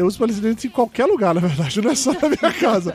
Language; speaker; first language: Portuguese; native; Portuguese